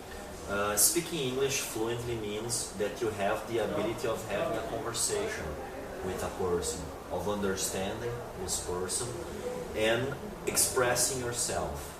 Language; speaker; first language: English; non-native, fluent; Portuguese